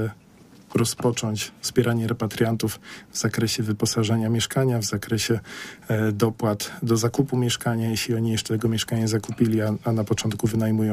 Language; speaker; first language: Polish; native; Polish